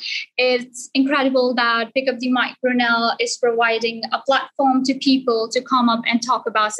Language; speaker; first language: English; non-native, local second language; Punjabi